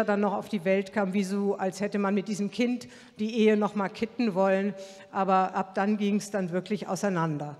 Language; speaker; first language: German; native; German